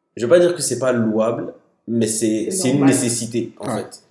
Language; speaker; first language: French; non-native, local second language; Bambara